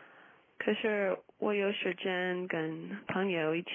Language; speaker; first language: Chinese; non-native, learner; English